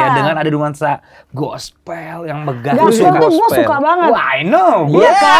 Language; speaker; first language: Indonesian; native; Indonesian